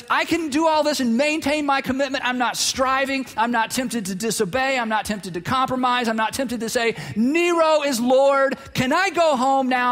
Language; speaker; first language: English; native; English